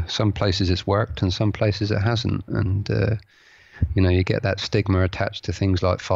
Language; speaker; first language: English; native; English